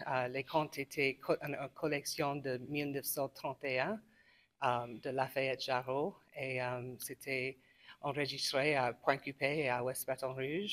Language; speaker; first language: French; non-native, local second language; English